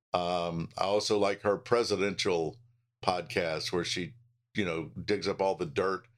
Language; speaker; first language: English; native; English